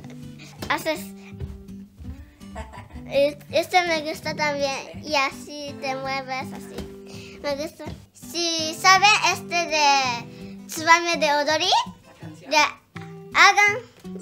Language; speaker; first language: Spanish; early bilingual, heritage; Spanish